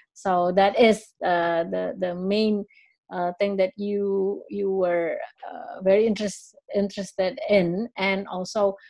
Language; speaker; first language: English; non-native, fluent; Indonesian